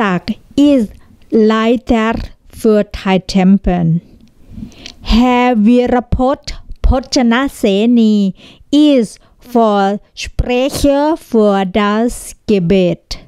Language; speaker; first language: German; non-native, learner; Thai